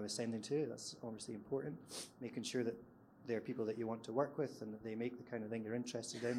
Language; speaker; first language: English; native; English